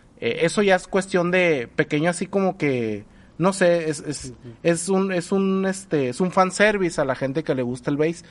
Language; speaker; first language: Spanish; native; Spanish